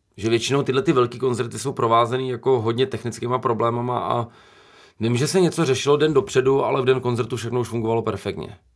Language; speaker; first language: Czech; native; Czech